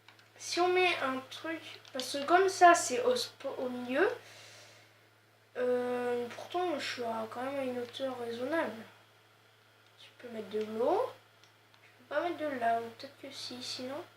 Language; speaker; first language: French; native; French